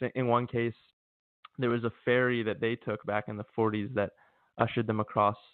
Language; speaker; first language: English; native; English